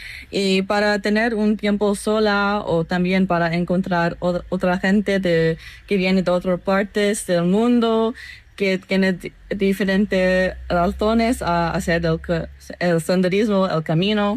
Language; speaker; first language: Spanish; non-native, learner; English